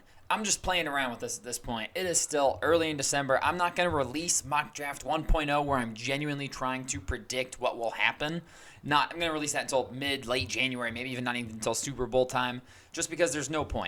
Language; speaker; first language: English; native; English